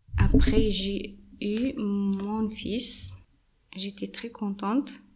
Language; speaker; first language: French; non-native, learner; Arabic